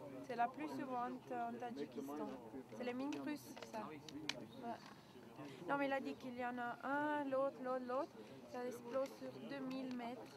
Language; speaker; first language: French; non-native, local second language; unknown